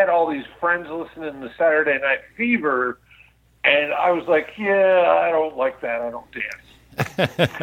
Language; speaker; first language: English; native; English